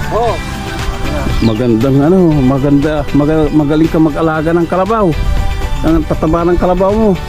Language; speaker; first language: Filipino; non-native, local second language; Pangasinan